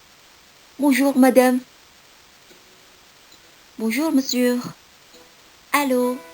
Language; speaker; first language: French; non-native, fluent; Indonesian